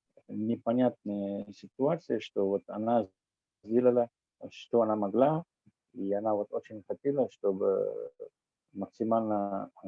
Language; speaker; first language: Russian; non-native, fluent; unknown